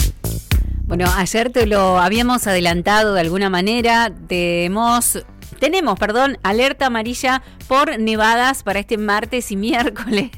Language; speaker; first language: Spanish; native; Spanish